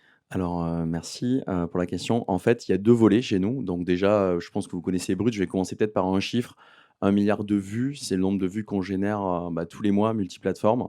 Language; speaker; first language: French; native; French